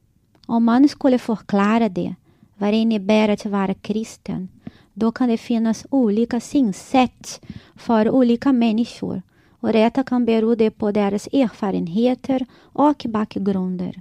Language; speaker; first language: Swedish; non-native, fluent; Portuguese